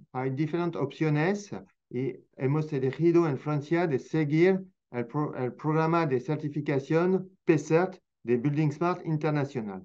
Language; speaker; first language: Spanish; non-native, fluent; French